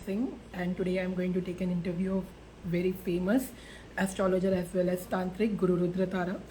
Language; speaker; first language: English; non-native, local second language; Hindi